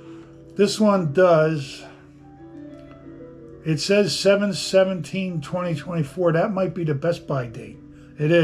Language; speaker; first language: English; native; English